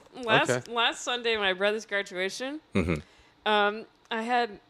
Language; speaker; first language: English; native; English